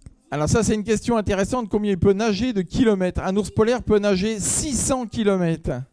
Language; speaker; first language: French; native; French